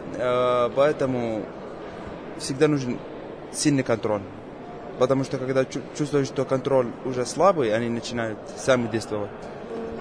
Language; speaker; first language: Russian; non-native, fluent; Arabic